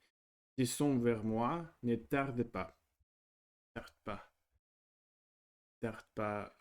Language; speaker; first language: French; non-native, learner; Russian